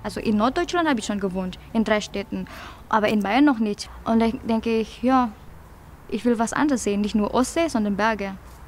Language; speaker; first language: German; non-native, fluent; Indonesian